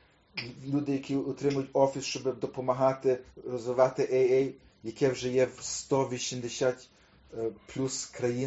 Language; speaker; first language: Ukrainian; early bilingual, heritage; Ukrainian